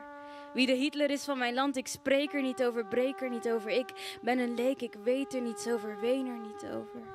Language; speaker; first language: Dutch; early bilingual, other home language; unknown